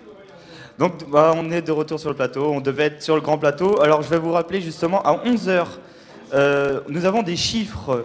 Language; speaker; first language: French; native; French